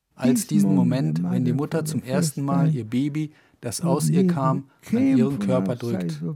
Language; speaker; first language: German; non-native, fluent; Spanish